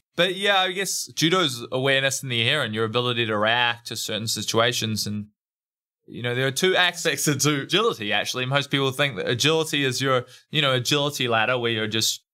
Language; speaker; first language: English; native; English